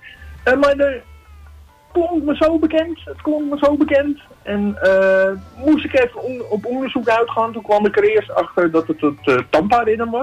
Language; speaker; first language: Dutch; native; Dutch